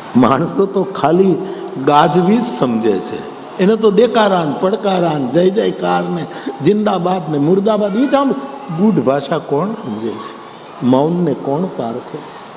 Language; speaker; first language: Gujarati; native; Gujarati